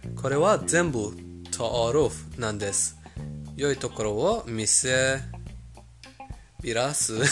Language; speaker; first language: Japanese; non-native, fluent; Persian